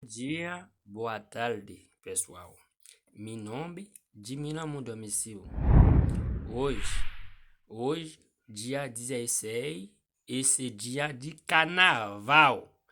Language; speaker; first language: Portuguese; non-native, learner; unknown